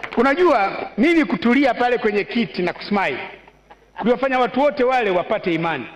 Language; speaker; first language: Swahili; native; Swahili